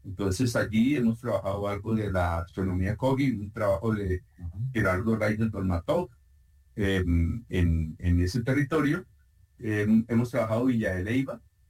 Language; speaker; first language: Spanish; native; Spanish